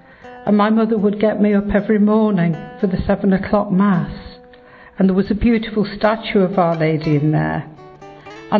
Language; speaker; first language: English; native; English